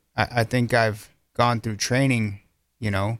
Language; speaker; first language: English; native; English